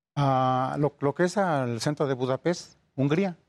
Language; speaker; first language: Spanish; native; Spanish